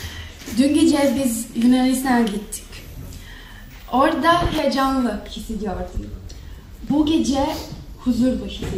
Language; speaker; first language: Turkish; non-native, learner; Bosnian